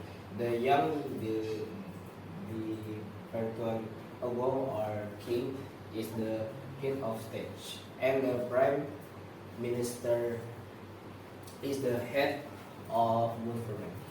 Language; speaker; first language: English; non-native, learner; Indonesian